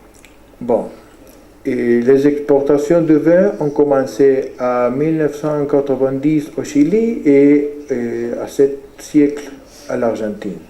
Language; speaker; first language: French; non-native, fluent; Spanish